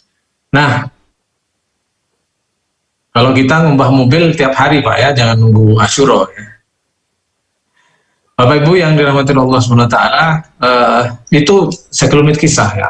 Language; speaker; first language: Indonesian; native; Indonesian